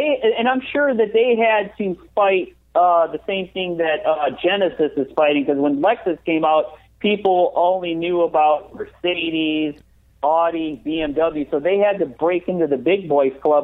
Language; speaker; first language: English; native; English